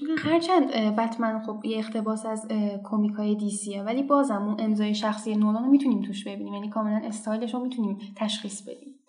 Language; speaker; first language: Persian; non-native, local second language; Azerbaijani